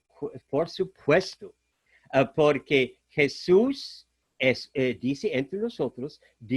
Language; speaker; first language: Spanish; non-native, fluent; German